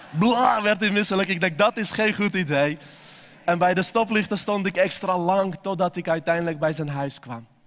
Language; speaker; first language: Dutch; non-native, fluent; Armenian